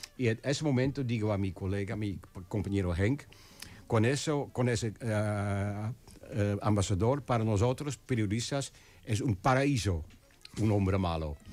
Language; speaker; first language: Spanish; non-native, learner; Dutch